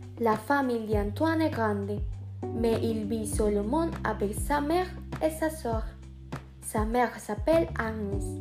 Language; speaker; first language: French; non-native, learner; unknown